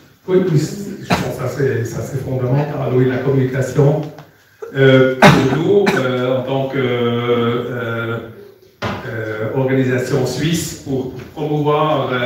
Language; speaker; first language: French; non-native, fluent; German